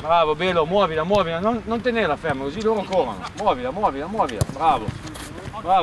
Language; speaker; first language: Italian; native; Italian